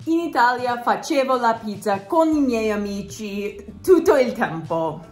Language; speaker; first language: Italian; non-native, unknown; English